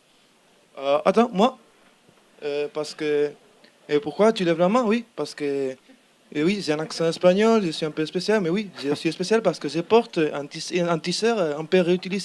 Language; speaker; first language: French; non-native, learner; Spanish